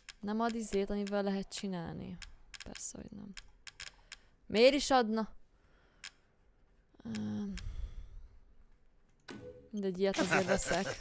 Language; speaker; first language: Hungarian; native; Hungarian